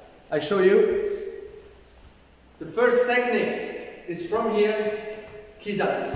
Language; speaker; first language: English; non-native, learner; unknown